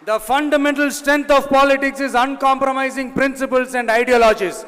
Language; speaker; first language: English; non-native, local second language; Tamil